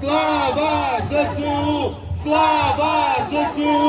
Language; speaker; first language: Ukrainian; native; Ukrainian